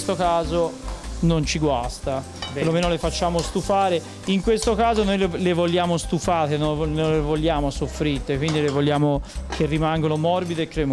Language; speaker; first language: Italian; native; Italian